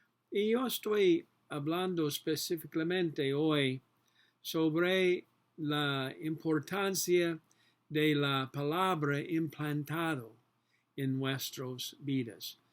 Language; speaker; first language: Spanish; non-native, learner; English